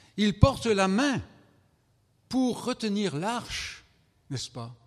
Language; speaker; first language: French; native; French